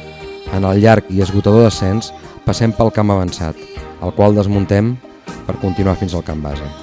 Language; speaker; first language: Catalan; native; Catalan